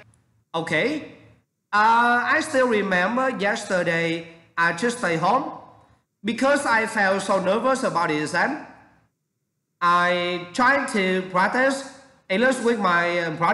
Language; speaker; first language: English; non-native, learner; Vietnamese